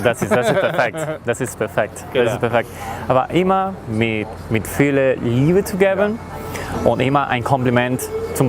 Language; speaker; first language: German; non-native, learner; Spanish